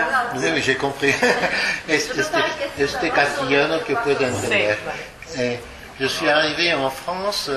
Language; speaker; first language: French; early bilingual, other home language; Polish